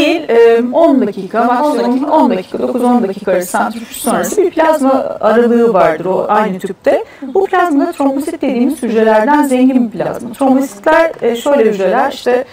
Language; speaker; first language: Turkish; native; Turkish